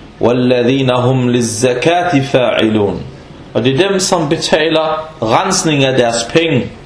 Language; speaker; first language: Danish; non-native, fluent; Arabic